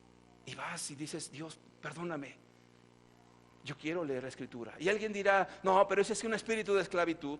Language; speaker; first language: Spanish; native; Spanish